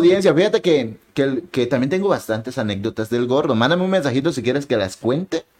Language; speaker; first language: Spanish; native; Spanish